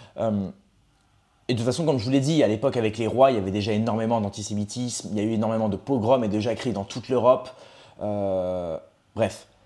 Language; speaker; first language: French; native; French